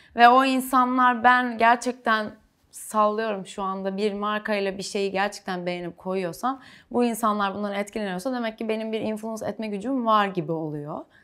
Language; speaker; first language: Turkish; native; Turkish